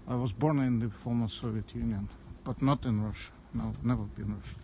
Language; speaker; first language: English; non-native, fluent; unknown